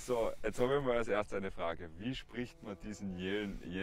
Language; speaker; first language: German; native; German